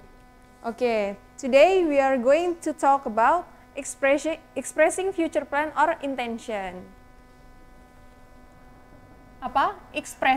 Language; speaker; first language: English; non-native, learner; Indonesian